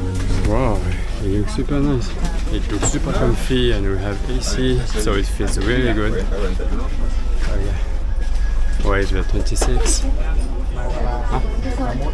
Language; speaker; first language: English; non-native, fluent; French